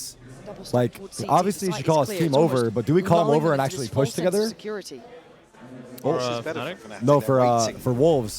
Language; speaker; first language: English; native; English